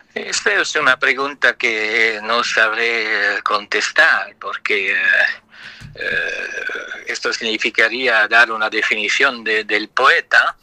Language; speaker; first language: Spanish; non-native, fluent; Italian